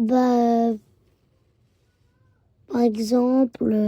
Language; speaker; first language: French; early bilingual, other home language; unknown